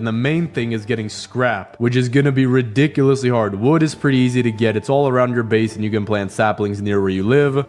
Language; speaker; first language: English; native; English